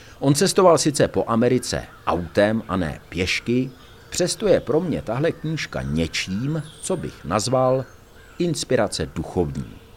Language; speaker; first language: Czech; native; Czech